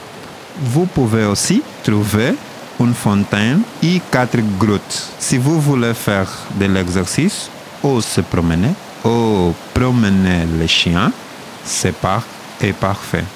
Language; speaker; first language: French; non-native, learner; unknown